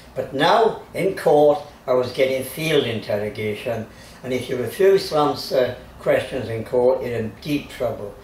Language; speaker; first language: English; native; English